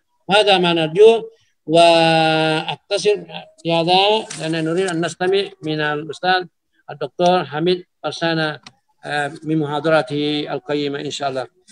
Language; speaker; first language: Arabic; non-native, fluent; Indonesian